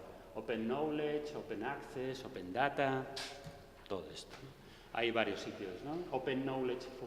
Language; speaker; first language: Spanish; native; Spanish